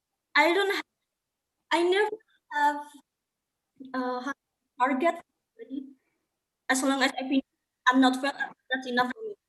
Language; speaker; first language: English; non-native, learner; Indonesian